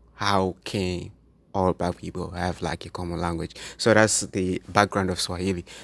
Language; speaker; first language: English; non-native, local second language; Swahili